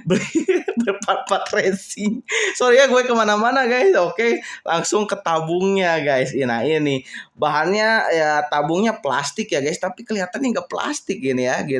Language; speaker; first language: Indonesian; native; Indonesian